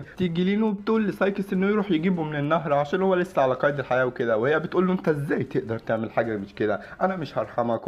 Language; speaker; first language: Arabic; native; Arabic